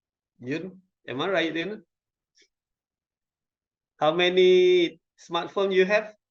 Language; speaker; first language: English; non-native, local second language; Indonesian